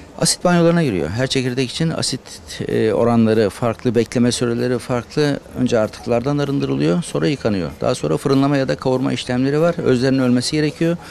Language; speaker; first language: Turkish; native; Turkish